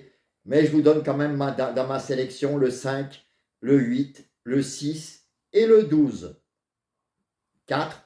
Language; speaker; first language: French; native; French